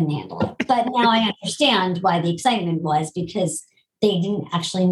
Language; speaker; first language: English; native; English